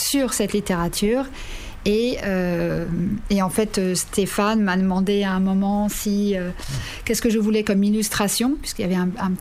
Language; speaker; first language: French; native; French